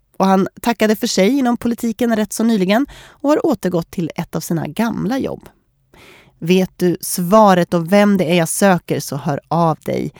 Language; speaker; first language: Swedish; native; Swedish